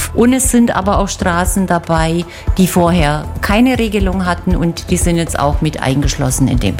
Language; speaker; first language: German; native; German